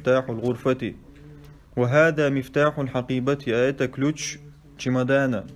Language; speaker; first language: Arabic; non-native, fluent; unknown